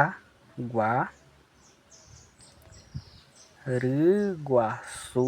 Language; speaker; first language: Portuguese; non-native, local second language; Guarani